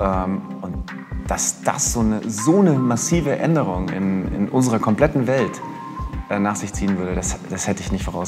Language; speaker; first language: German; native; German